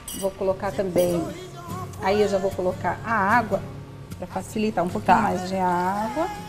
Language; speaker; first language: Portuguese; native; Portuguese